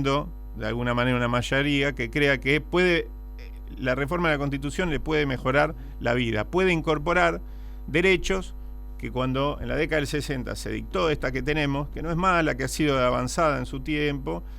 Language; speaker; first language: Spanish; native; Spanish